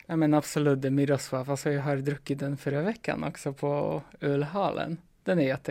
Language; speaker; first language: Swedish; non-native, fluent; Polish